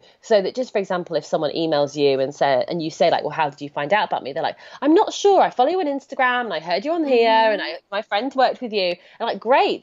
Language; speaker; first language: English; native; English